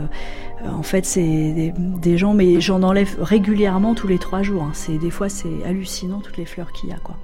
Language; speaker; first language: French; native; French